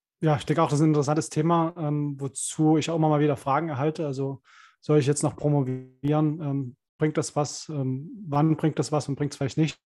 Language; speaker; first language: German; native; German